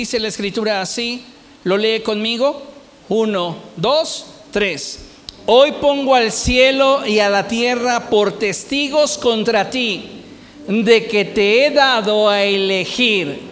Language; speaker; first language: Spanish; native; Spanish